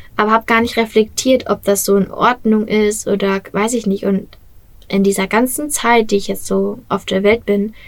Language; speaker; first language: German; native; German